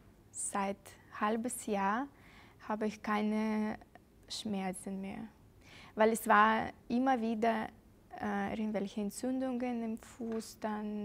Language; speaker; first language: German; non-native, fluent; Russian